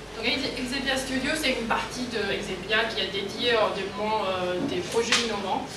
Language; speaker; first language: French; non-native, fluent; Chinese